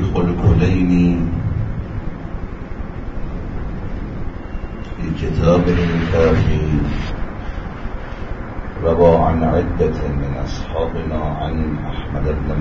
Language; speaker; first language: Arabic; non-native, fluent; Persian